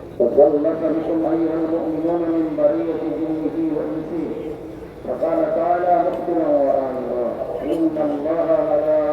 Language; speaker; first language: Arabic; non-native, fluent; Bangla